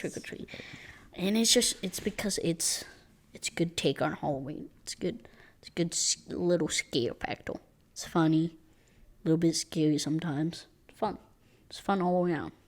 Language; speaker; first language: English; native; English